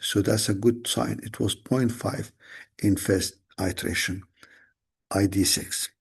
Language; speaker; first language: English; non-native, fluent; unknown